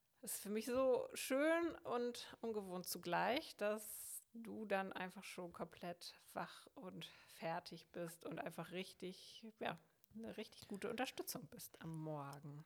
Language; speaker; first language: German; native; German